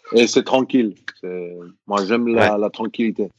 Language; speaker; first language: French; non-native, fluent; Greek